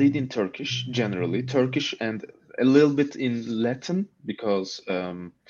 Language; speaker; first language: English; non-native, fluent; Turkish